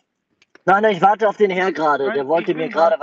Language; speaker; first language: German; native; German